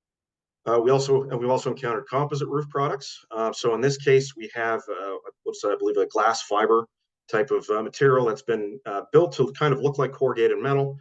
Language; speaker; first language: English; native; English